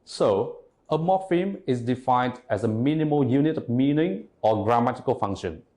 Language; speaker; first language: English; non-native, fluent; Vietnamese